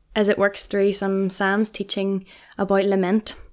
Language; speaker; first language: English; native; English